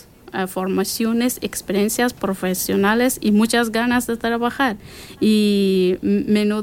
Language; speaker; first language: Spanish; non-native, learner; Persian